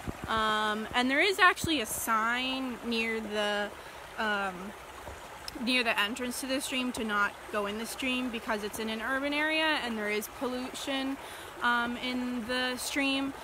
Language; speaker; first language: English; native; English